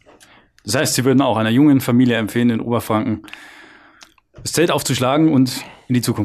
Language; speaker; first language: German; native; German